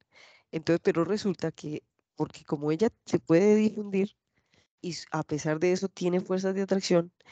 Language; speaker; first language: Spanish; native; Spanish